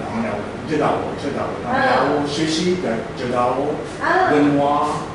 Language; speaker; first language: Chinese; non-native, learner; Sinhala